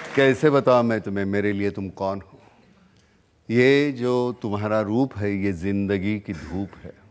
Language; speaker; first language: Hindi; non-native, local second language; Marathi